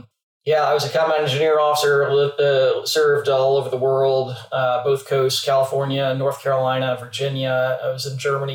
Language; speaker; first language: English; native; English